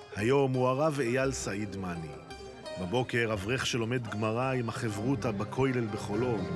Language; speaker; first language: Hebrew; native; Hebrew